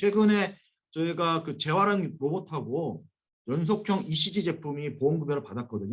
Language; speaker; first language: Korean; native; Korean